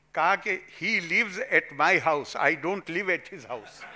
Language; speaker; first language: Hindi; native; Hindi